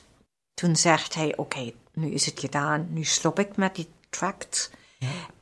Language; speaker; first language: Dutch; non-native, fluent; German